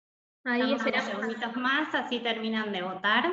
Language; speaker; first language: Spanish; native; Spanish